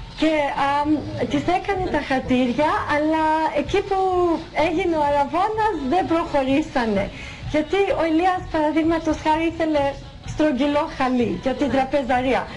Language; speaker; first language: Greek; early bilingual, heritage; Greek